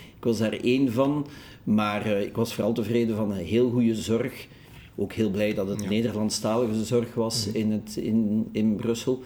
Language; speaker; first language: Dutch; native; Dutch